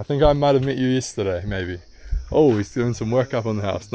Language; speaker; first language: English; native; English